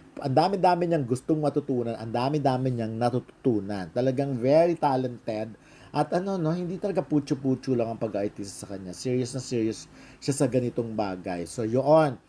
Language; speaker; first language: Filipino; native; Filipino